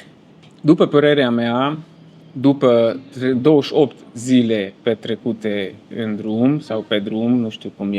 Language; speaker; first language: Romanian; non-native, fluent; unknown